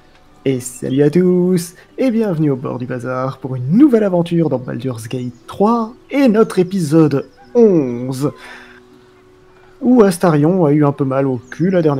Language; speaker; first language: French; native; French